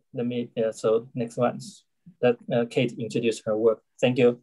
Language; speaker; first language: English; non-native, learner; Chinese